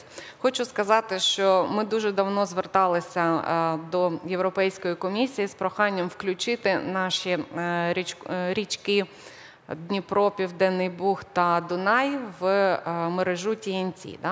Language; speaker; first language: Ukrainian; native; Ukrainian